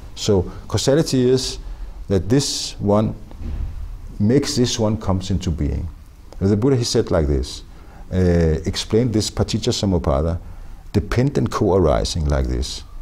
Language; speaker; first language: English; non-native, fluent; Danish